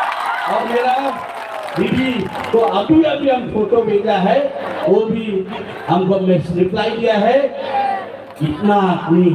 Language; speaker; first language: Hindi; non-native, local second language; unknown